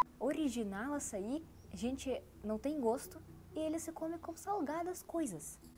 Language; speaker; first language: Portuguese; non-native, learner; Russian